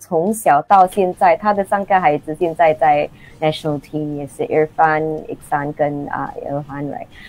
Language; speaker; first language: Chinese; non-native, local second language; English